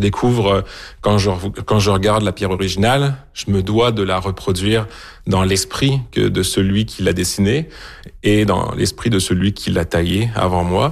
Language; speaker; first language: French; native; French